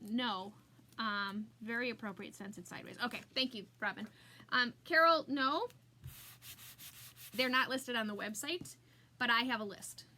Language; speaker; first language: English; native; English